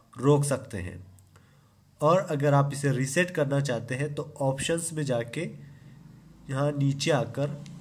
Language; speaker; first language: Hindi; native; Hindi